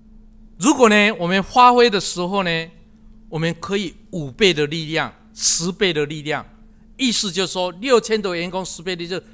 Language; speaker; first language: Chinese; non-native, local second language; Min Nan Chinese